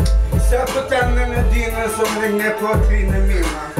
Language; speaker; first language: Norwegian; non-native, local second language; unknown